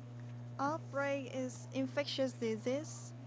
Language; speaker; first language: English; non-native, learner; Korean